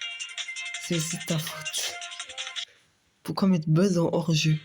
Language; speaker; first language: French; native; French